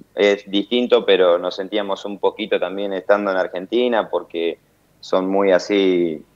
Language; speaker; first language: Spanish; native; Spanish